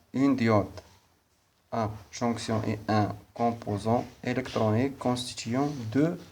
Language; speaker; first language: French; non-native, local second language; Arabic